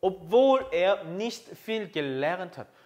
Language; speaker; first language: German; non-native, fluent; Korean